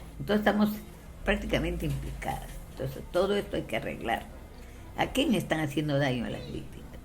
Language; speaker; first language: Spanish; non-native, local second language; Quechua